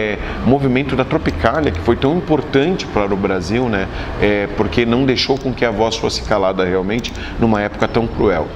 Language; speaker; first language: Portuguese; native; Portuguese